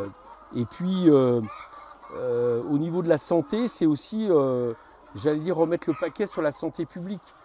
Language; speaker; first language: French; native; French